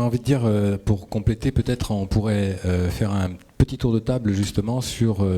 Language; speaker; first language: French; native; French